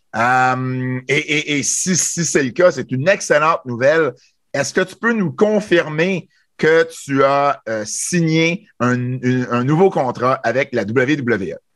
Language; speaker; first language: French; native; French